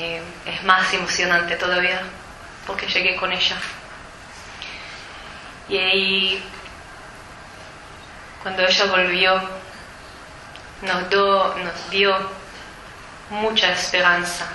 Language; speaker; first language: Spanish; early bilingual, heritage; Spanish